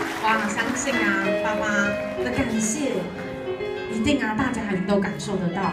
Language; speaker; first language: Chinese; native; Chinese